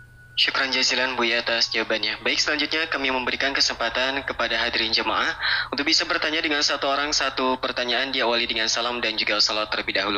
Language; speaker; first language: Indonesian; native; Indonesian